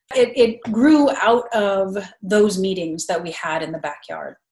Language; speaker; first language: English; native; English